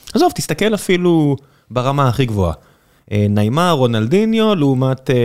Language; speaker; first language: Hebrew; native; Hebrew